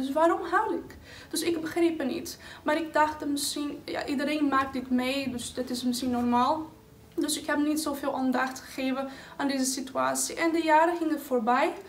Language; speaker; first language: Dutch; non-native, fluent; Portuguese